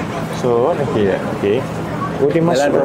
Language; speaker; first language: Malay; native; Malay